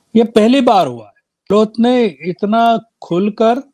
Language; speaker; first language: Hindi; native; Hindi